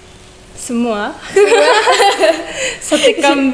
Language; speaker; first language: Indonesian; non-native, learner; Japanese